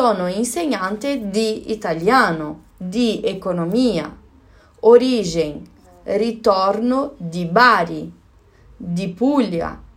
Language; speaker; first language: Italian; non-native, learner; Portuguese